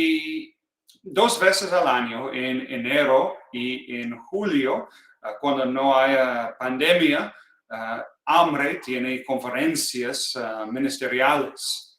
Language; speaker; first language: Spanish; non-native, fluent; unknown